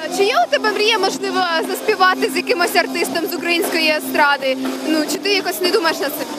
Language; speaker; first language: Ukrainian; native; Ukrainian